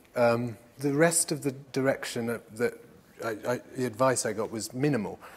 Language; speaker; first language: English; native; English